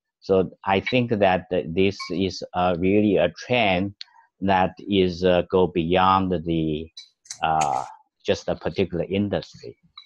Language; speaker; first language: English; non-native, fluent; Chinese